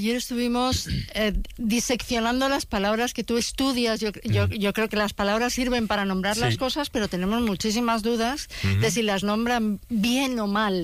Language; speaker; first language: Spanish; native; Spanish